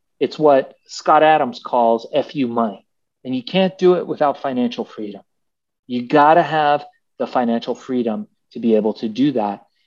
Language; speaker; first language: English; early bilingual, other home language; Persian